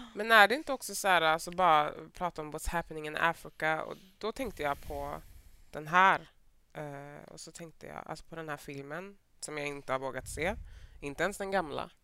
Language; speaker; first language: Swedish; native; Swedish